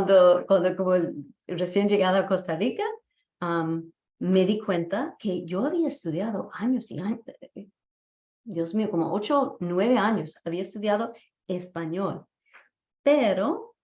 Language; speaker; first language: Spanish; non-native, fluent; English